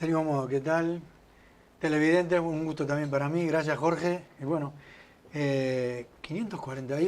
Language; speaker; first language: Spanish; native; Spanish